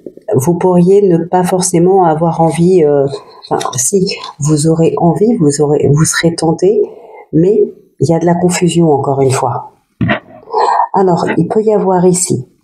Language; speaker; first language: French; native; French